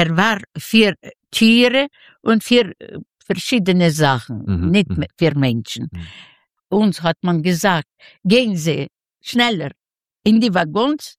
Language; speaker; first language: German; non-native, learner; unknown